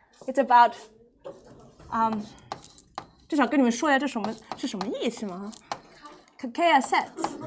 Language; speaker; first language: Chinese; non-native, fluent; English